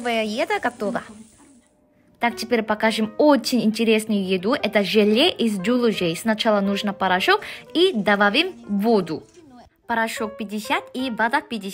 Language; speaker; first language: Russian; non-native, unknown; Korean